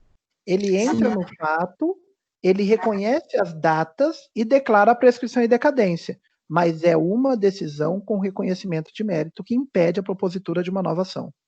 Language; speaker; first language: Portuguese; native; Portuguese